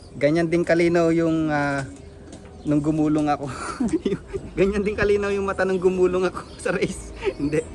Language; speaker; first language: Filipino; native; Filipino